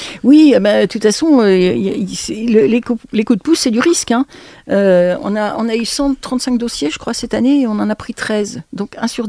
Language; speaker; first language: French; native; French